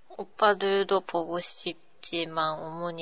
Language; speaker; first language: Korean; non-native, learner; Japanese